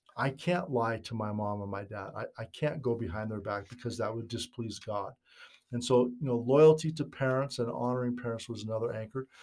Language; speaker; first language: English; native; English